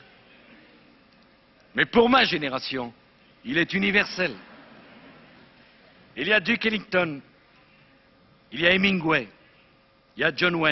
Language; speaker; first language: French; native; French